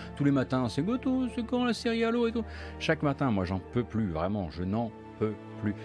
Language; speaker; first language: French; native; French